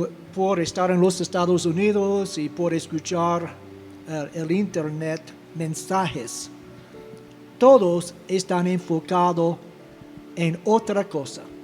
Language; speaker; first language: Spanish; non-native, fluent; English